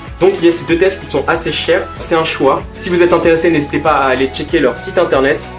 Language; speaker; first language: French; native; French